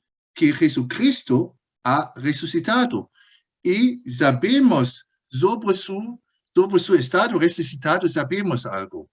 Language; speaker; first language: Spanish; non-native, fluent; German